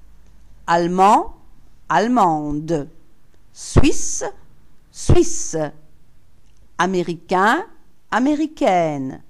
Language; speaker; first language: French; non-native, fluent; Italian